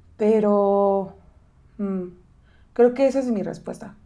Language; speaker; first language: Spanish; native; Spanish